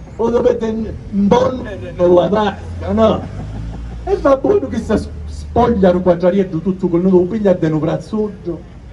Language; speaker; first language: Italian; native; Italian